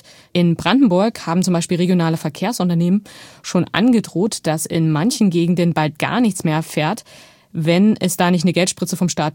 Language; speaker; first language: German; native; German